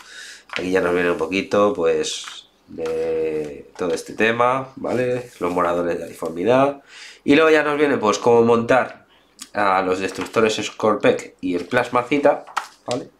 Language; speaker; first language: Spanish; native; Spanish